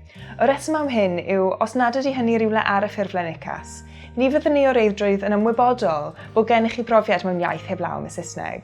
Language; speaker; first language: Welsh; native; Welsh